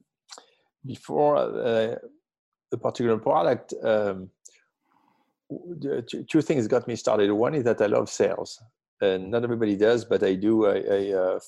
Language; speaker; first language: English; non-native, fluent; French